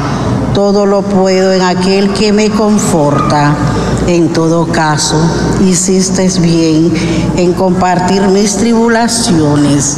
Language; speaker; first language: Spanish; native; Spanish